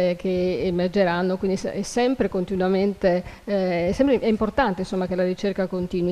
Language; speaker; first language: Italian; native; Italian